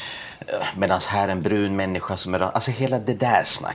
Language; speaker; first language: Swedish; early bilingual, other home language; Persian